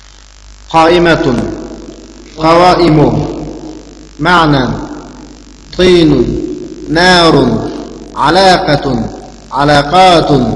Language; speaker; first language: Arabic; non-native, fluent; Uyghur